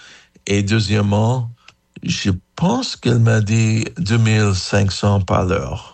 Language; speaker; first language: French; non-native, learner; English